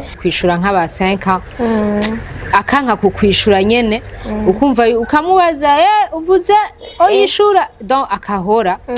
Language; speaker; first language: Rundi; native; Rundi